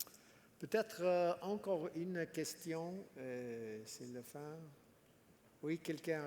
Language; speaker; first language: French; non-native, fluent; English